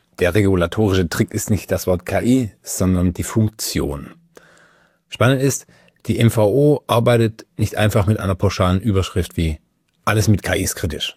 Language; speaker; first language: German; native; German